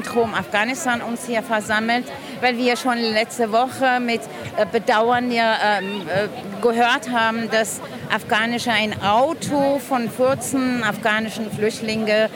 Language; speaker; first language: German; non-native, fluent; Persian